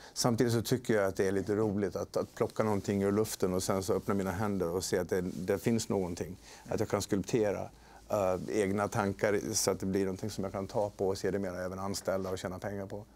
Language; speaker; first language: Swedish; native; Swedish